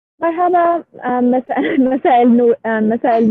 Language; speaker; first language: Arabic; non-native, learner; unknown